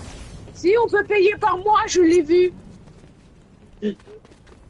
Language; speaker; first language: French; native; French